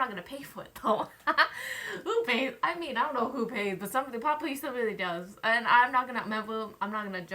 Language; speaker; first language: English; native; English